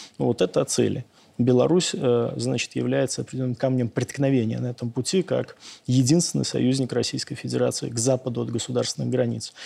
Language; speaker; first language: Russian; native; Russian